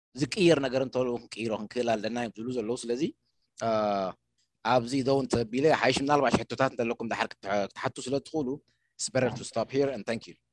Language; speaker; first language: Tigrinya; non-native, local second language; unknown